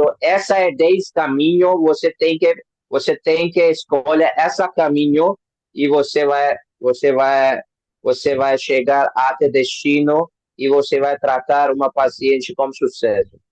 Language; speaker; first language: Portuguese; non-native, learner; Hindi